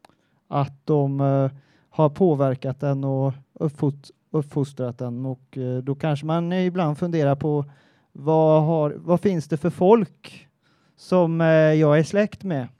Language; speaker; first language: Swedish; native; Swedish